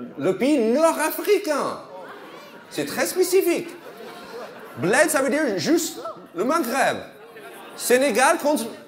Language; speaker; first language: French; non-native, fluent; English